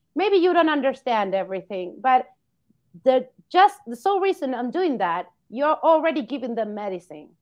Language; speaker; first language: English; non-native, fluent; Spanish